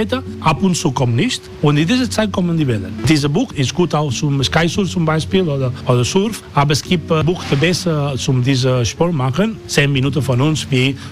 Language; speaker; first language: German; non-native, learner; Spanish